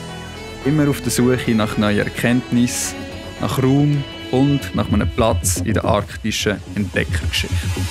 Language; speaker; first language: German; native; German